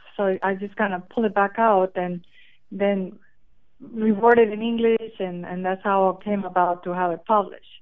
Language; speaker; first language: English; non-native, fluent; Spanish